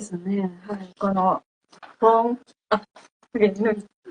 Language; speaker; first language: Japanese; non-native, learner; Indonesian